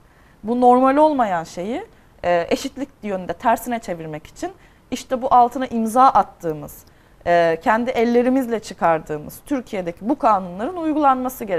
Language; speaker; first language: Turkish; native; Turkish